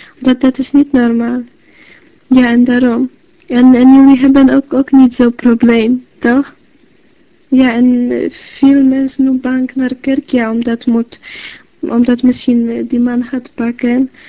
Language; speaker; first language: Dutch; non-native, learner; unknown